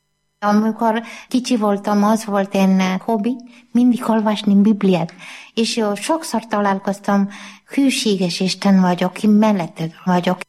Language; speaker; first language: Hungarian; non-native, learner; Malayalam